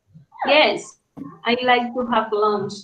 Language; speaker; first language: English; non-native, learner; Spanish